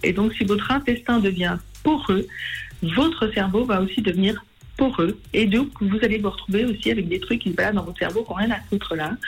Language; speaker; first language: French; native; French